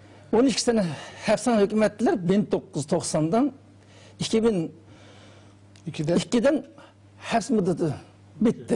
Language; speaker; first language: Turkish; non-native, learner; Uyghur